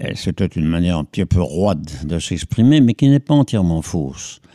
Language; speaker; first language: French; native; French